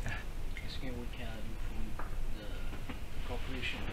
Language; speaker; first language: English; non-native, learner; Chinese